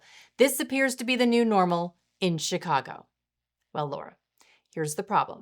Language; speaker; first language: English; native; English